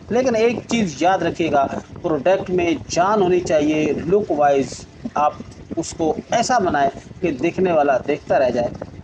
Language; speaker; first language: Urdu; native; Urdu